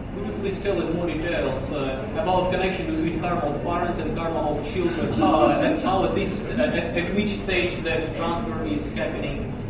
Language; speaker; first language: English; non-native, fluent; Russian